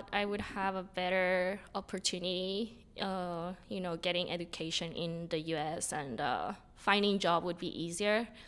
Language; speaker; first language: English; non-native, fluent; Spanish